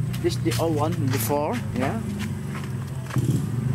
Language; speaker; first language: English; non-native, learner; Indonesian